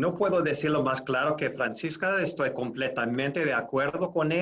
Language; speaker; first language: Spanish; non-native, fluent; English